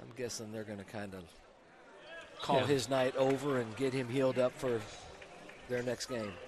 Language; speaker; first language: English; native; English